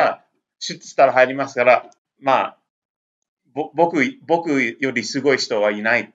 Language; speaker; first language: Japanese; non-native, learner; English